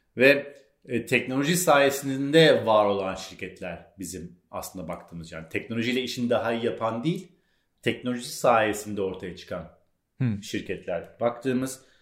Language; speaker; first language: Turkish; native; Turkish